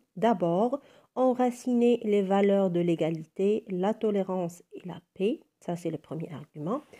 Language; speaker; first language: French; non-native, local second language; Arabic